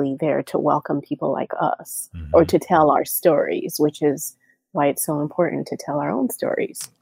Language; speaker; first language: English; non-native, local second language; Yoruba